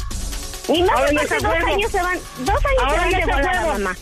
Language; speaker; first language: Spanish; native; Spanish